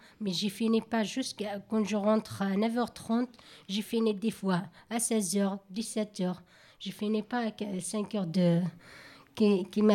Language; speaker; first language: French; non-native, learner; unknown